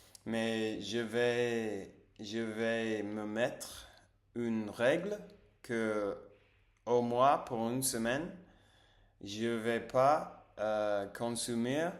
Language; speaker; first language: French; non-native, learner; English